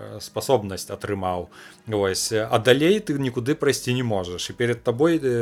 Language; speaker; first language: Belarusian; non-native, local second language; Russian